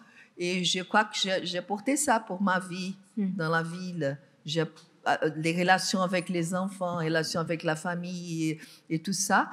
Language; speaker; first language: French; non-native, fluent; Portuguese